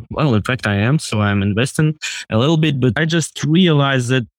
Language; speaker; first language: English; non-native, fluent; Russian